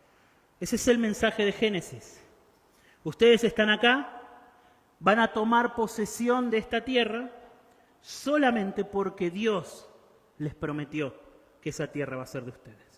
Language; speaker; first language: Spanish; native; Spanish